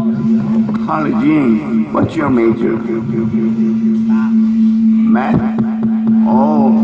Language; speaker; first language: English; non-native, learner; Korean